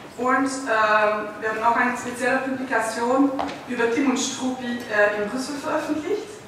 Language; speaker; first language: German; non-native, fluent; Dutch